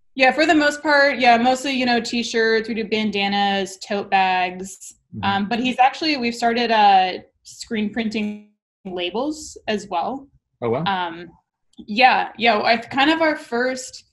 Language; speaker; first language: English; native; English